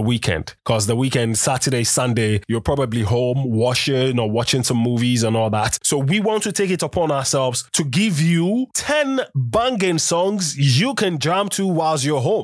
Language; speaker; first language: English; non-native, local second language; Akan